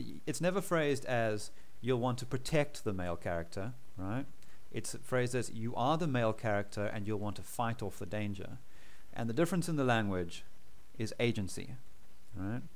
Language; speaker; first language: English; native; English